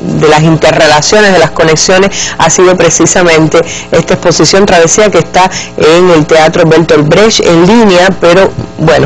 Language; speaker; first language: Spanish; native; Spanish